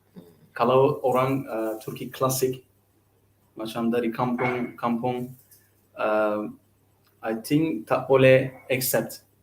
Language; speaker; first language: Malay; non-native, learner; Turkish